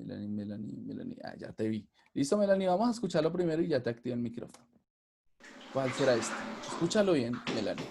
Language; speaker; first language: Spanish; native; Spanish